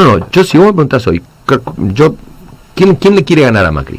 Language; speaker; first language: Spanish; native; Spanish